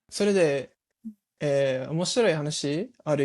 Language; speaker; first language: Japanese; non-native, learner; English